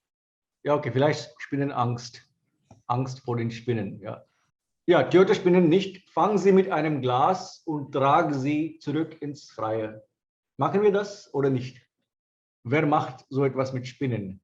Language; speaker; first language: German; non-native, fluent; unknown